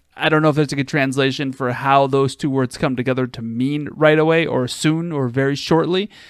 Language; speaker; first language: English; native; English